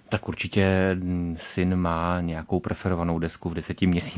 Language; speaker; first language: Czech; native; Czech